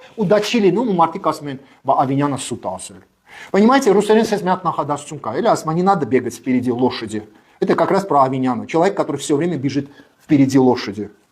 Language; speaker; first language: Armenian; native; Armenian